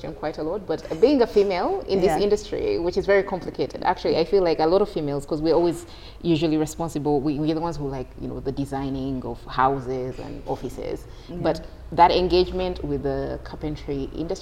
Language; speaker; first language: English; non-native, local second language; Ganda